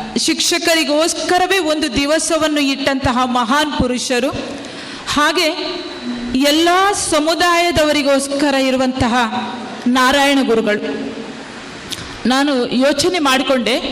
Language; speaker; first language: Kannada; non-native, local second language; Tulu